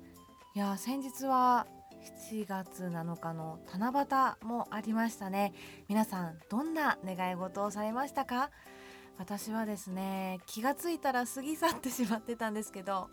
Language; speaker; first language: Japanese; native; Japanese